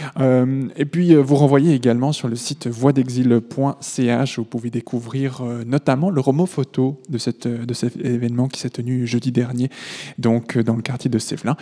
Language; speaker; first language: French; native; French